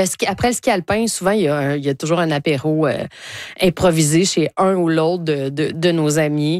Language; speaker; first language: French; native; French